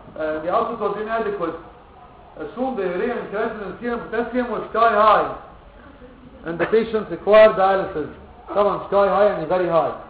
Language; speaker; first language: English; non-native, fluent; Arabic